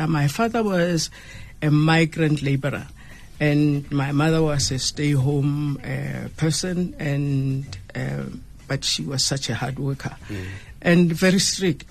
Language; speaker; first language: English; non-native, local second language; Northern Sotho